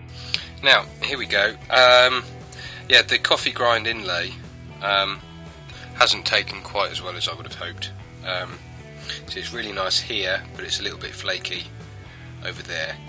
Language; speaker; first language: English; native; English